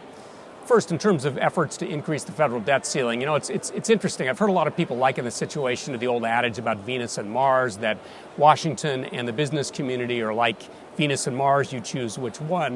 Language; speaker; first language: English; native; English